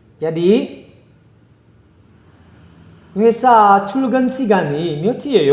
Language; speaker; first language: Korean; non-native, fluent; Indonesian